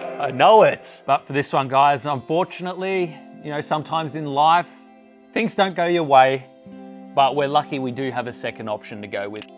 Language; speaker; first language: English; native; English